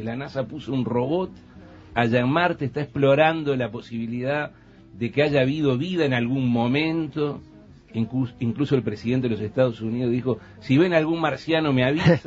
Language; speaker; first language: Spanish; native; Spanish